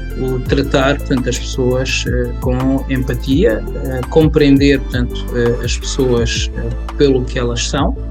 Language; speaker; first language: Portuguese; early bilingual, other home language; Kabuverdianu